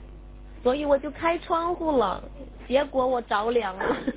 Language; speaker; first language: Chinese; native; Chinese